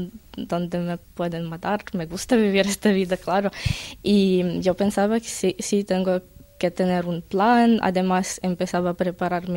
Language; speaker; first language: Spanish; non-native, learner; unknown